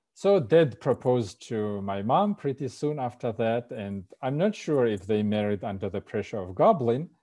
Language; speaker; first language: English; non-native, fluent; Russian